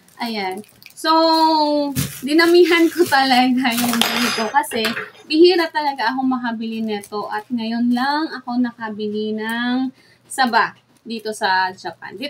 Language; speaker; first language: Filipino; native; Filipino